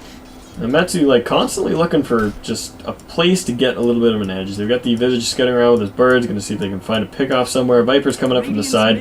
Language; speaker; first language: English; native; English